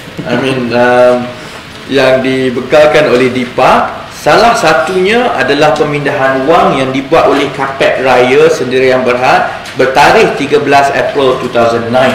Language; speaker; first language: Malay; native; Malay